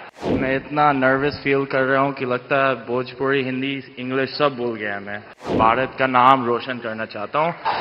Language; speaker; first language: Hindi; non-native, fluent; English